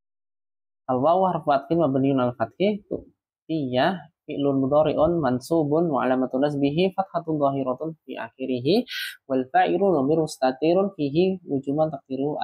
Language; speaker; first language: Arabic; non-native, fluent; Indonesian